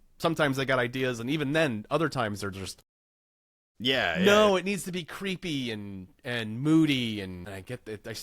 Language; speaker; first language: English; native; English